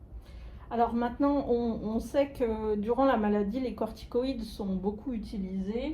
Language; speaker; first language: French; native; French